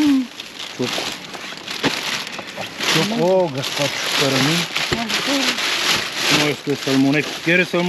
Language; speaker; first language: Spanish; non-native, learner; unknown